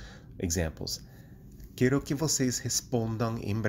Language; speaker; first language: Portuguese; non-native, fluent; English